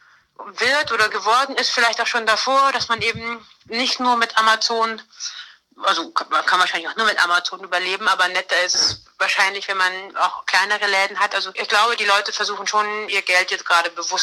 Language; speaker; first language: German; native; German